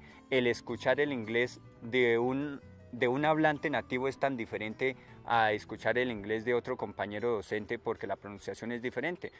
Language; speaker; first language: Spanish; native; Spanish